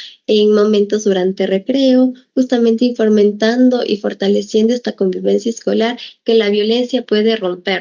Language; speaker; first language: Spanish; native; Spanish